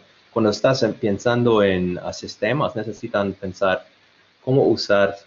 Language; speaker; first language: Spanish; non-native, learner; English